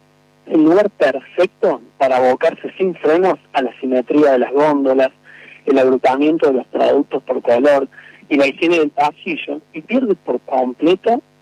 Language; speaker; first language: Spanish; native; Spanish